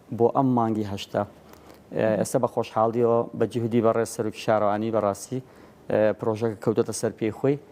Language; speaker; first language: Central Kurdish; native; Central Kurdish